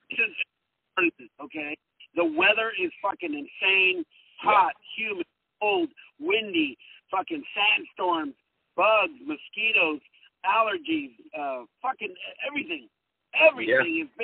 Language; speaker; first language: English; early bilingual, other home language; Spanish